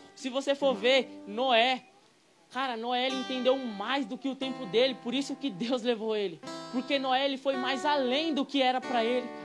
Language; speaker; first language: Portuguese; native; Portuguese